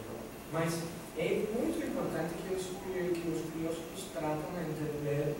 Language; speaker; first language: Portuguese; non-native, learner; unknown